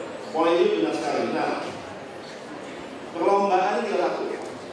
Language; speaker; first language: Indonesian; native; Indonesian